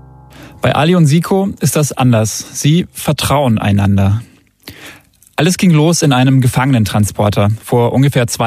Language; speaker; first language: German; native; German